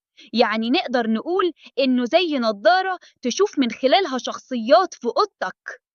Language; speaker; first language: Arabic; native; Arabic